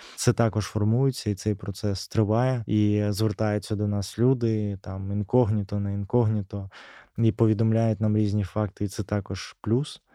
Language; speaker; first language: Ukrainian; native; Ukrainian